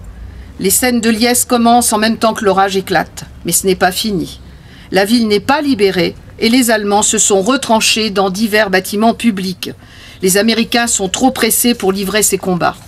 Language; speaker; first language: French; native; French